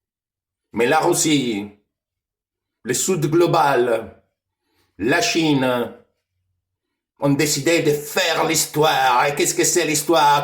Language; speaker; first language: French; non-native, fluent; Italian